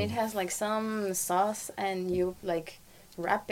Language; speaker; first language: English; non-native, fluent; Spanish